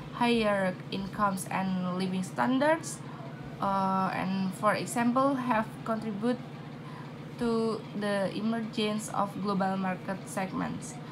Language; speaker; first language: English; non-native, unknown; Indonesian